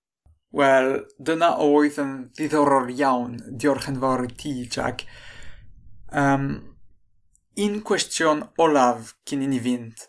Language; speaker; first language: Welsh; non-native, fluent; French